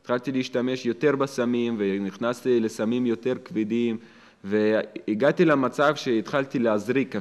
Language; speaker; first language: Hebrew; non-native, fluent; Russian